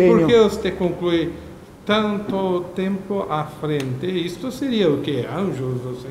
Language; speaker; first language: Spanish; non-native, learner; Portuguese